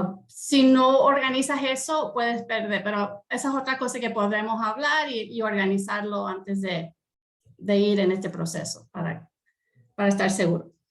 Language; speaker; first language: Spanish; early bilingual, heritage; Spanish